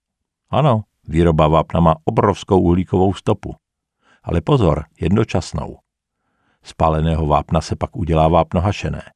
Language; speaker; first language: Czech; native; Czech